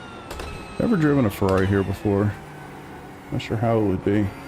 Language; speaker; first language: English; native; English